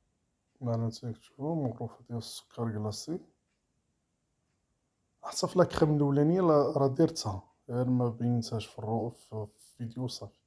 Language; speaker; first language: Arabic; native; Arabic